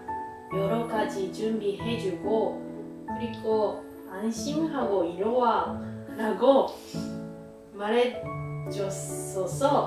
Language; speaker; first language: Korean; non-native, learner; Japanese